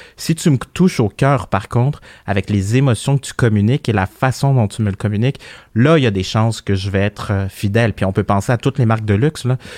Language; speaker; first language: French; early bilingual, other home language; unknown